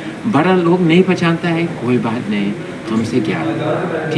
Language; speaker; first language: Hindi; non-native, fluent; English